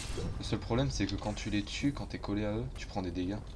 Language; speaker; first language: French; native; French